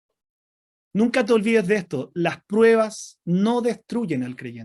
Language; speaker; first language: Spanish; native; Spanish